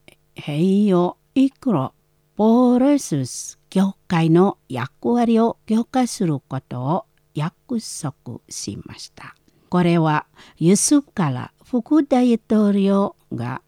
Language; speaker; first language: Japanese; non-native, fluent; Indonesian